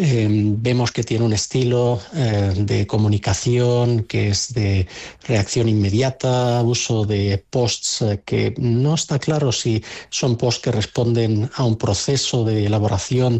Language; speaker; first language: Spanish; native; Spanish